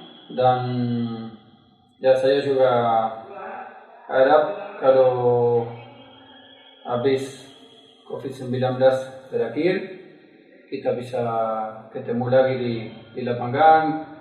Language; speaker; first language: Indonesian; non-native, fluent; Spanish